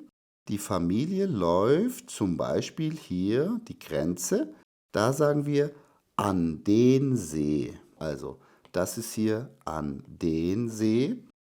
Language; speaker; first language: German; non-native, fluent; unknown